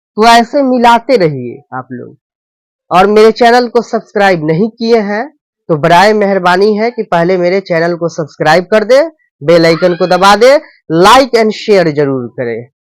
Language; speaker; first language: Hindi; native; Hindi